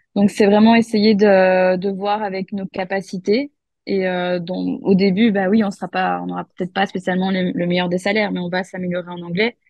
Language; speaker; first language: French; native; French